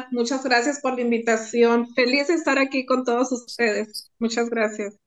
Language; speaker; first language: Spanish; native; Spanish